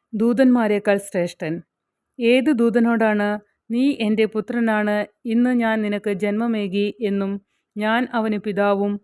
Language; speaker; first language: Malayalam; native; Malayalam